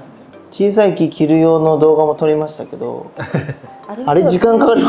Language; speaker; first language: Japanese; native; Japanese